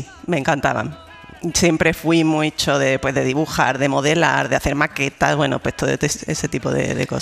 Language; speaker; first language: Spanish; native; Spanish